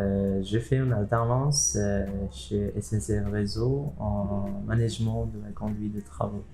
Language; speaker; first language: French; non-native, fluent; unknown